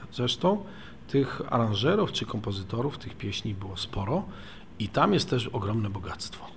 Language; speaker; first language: Polish; native; Polish